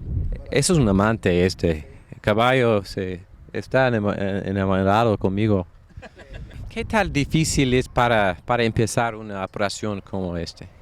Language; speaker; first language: Spanish; non-native, fluent; English